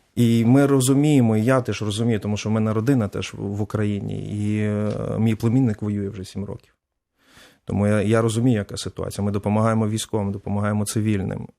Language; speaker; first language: Ukrainian; native; Ukrainian